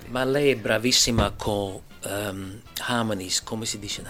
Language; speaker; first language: Italian; early bilingual, heritage; English